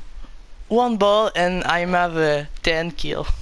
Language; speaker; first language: English; non-native, learner; French